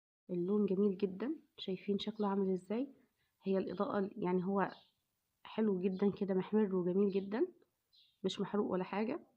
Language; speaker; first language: Arabic; native; Arabic